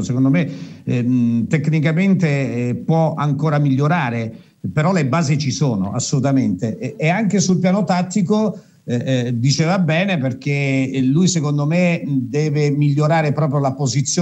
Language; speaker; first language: Italian; native; Italian